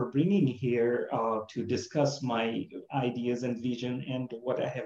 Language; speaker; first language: English; non-native, local second language; Bangla